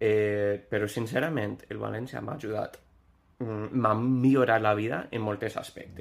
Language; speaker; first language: Catalan; non-native, fluent; English